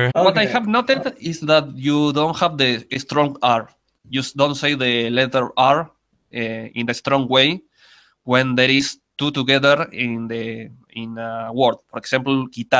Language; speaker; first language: English; non-native, learner; Spanish